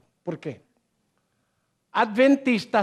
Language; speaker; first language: Portuguese; non-native, learner; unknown